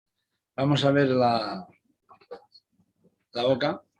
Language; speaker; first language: Spanish; native; Spanish